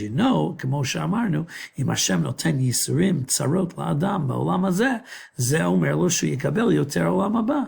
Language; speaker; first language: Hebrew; non-native, fluent; English